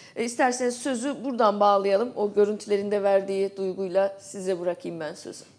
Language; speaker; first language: Turkish; native; Turkish